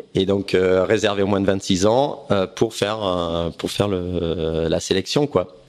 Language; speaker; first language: French; native; French